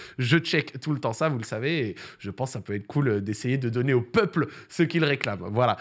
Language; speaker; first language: French; native; French